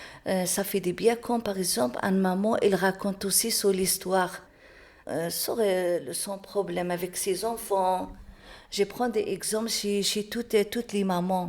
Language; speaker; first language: French; non-native, learner; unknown